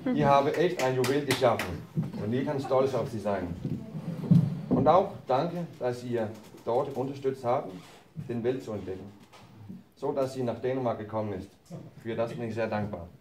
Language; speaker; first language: German; non-native, learner; Danish